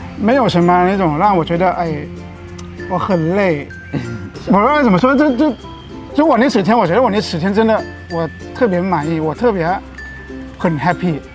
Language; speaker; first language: Chinese; non-native, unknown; Thai